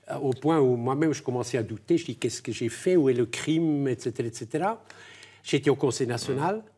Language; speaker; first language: French; non-native, local second language; German